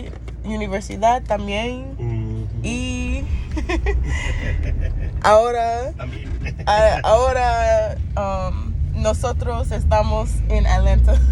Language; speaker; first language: Spanish; non-native, learner; English